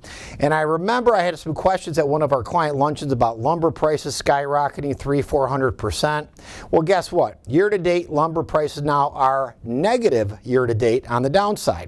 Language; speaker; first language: English; native; English